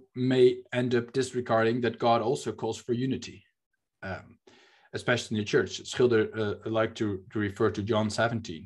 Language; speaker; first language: English; non-native, fluent; Dutch